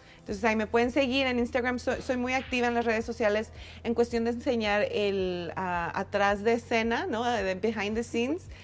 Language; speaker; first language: Spanish; native; Spanish